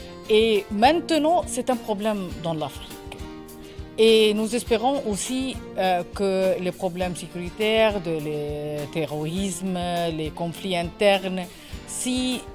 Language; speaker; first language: French; non-native, learner; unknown